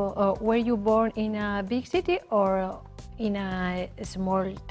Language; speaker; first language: English; non-native, learner; Spanish